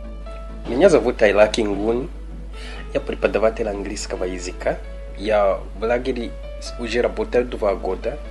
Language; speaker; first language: Russian; non-native, fluent; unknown